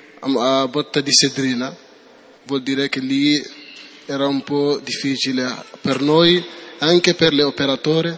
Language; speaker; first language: Italian; non-native, learner; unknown